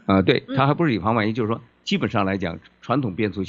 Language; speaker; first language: Chinese; native; Chinese